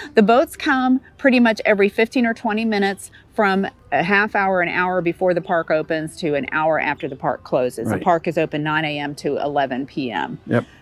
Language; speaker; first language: English; native; English